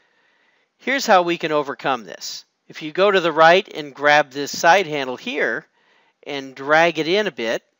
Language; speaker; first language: English; native; English